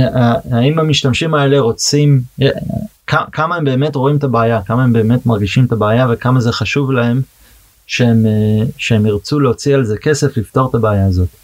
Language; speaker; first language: Hebrew; early bilingual, heritage; Hebrew